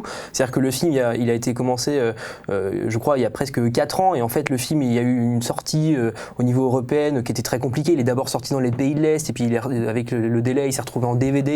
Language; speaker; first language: French; native; French